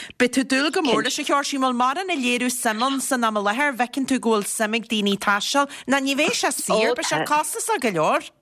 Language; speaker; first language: Irish; native; Irish